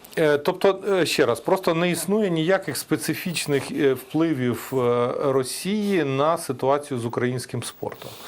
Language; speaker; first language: Ukrainian; native; Ukrainian